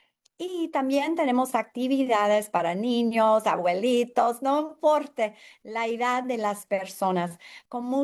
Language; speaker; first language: Spanish; non-native, fluent; English